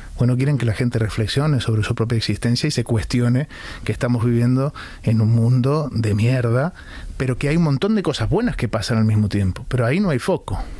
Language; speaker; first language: Spanish; native; Spanish